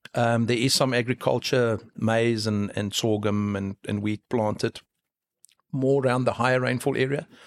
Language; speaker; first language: English; non-native, local second language; Afrikaans